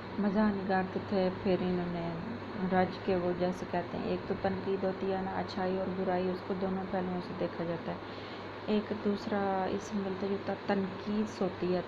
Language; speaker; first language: Urdu; non-native, local second language; Punjabi